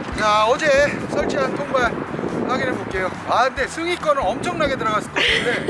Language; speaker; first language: Korean; native; Korean